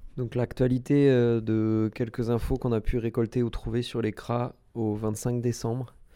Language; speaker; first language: French; native; French